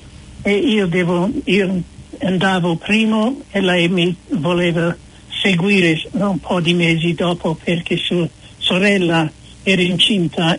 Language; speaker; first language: Italian; non-native, fluent; English